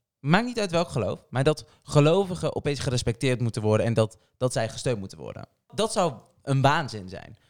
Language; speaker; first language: Dutch; early bilingual, other home language; Portuguese